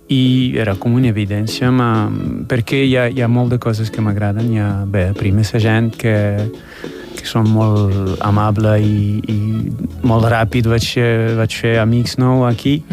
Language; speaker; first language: Catalan; non-native, fluent; French